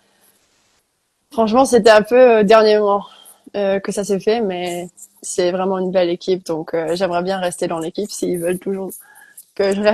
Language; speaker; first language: French; early bilingual, heritage; Dutch